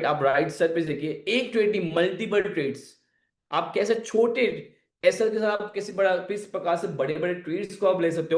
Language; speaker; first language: Hindi; native; Hindi